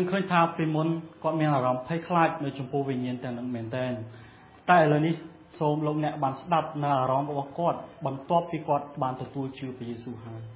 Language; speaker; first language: Khmer; native; Khmer